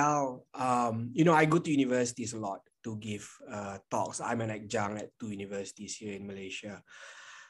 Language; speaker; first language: English; non-native, local second language; Malay